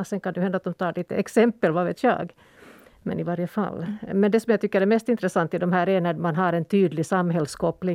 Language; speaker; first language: Swedish; native; Swedish